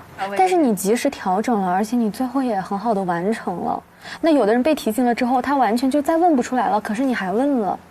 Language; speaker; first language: Chinese; native; Chinese